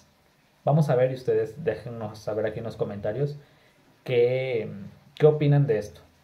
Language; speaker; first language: Spanish; native; Spanish